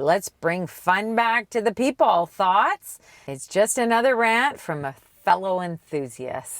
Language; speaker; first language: English; native; English